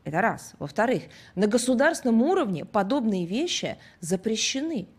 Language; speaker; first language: Russian; native; Russian